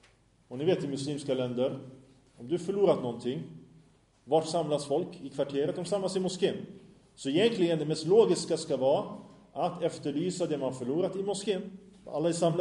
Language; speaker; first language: Swedish; early bilingual, other home language; Arabic